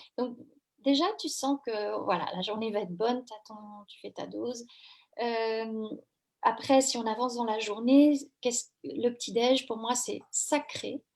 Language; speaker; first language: French; native; French